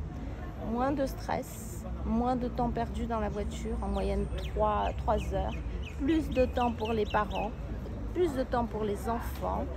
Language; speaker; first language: French; native; French